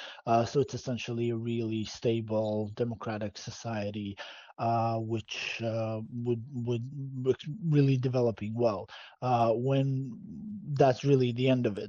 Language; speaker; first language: English; non-native, fluent; Bosnian